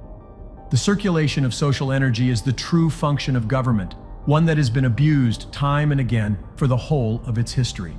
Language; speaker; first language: English; native; English